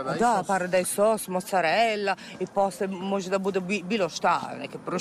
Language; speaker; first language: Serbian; non-native, fluent; Italian